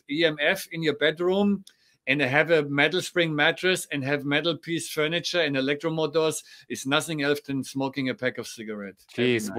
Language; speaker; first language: English; non-native, fluent; German